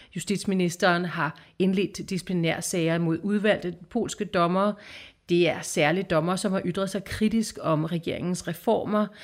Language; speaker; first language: Danish; native; Danish